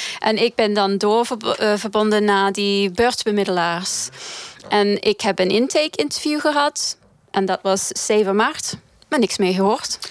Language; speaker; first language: Dutch; non-native, fluent; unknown